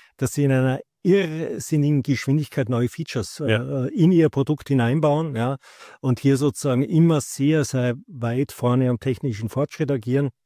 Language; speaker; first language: German; native; German